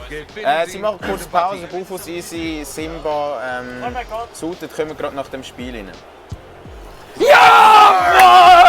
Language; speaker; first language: German; native; German